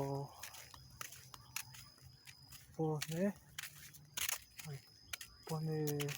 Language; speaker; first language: French; non-native, learner; Portuguese